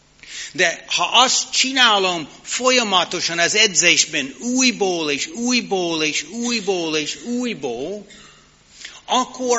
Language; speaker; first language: Hungarian; non-native, learner; English